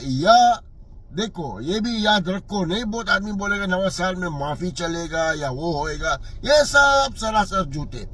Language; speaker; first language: Hindi; non-native, fluent; Arabic